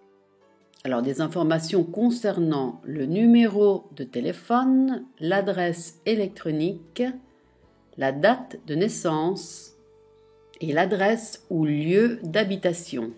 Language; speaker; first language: French; non-native, fluent; Italian